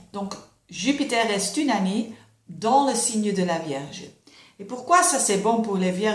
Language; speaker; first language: French; non-native, fluent; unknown